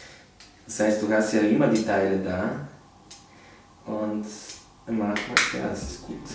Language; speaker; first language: German; non-native, fluent; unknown